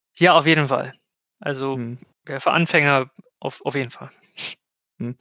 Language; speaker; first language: German; non-native, fluent; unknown